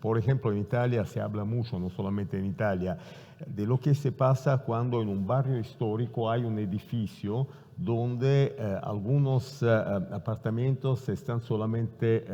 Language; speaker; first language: Spanish; non-native, fluent; Italian